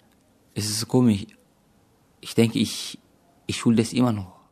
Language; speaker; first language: German; non-native, fluent; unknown